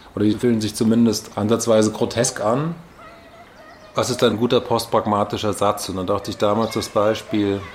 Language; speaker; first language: German; native; German